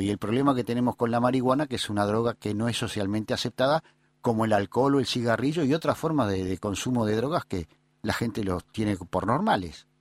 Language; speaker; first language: Spanish; native; Spanish